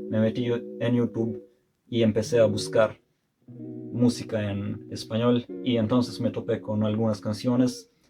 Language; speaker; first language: Spanish; non-native, fluent; Serbian